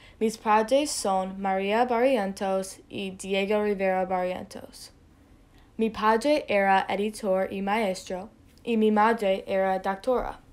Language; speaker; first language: Spanish; non-native, learner; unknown